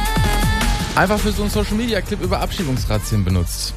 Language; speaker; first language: German; native; German